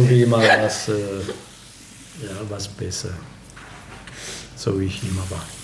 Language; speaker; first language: German; non-native, learner; Italian